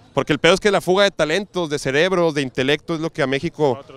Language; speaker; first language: Spanish; native; Spanish